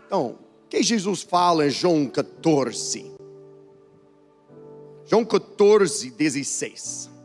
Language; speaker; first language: Portuguese; non-native, learner; English